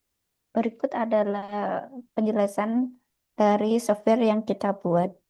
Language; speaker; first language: Indonesian; native; Indonesian